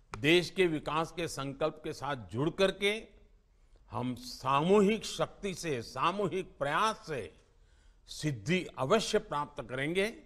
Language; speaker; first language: Hindi; non-native, local second language; Gujarati